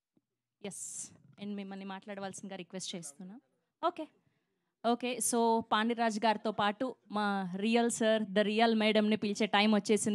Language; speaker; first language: Telugu; native; Telugu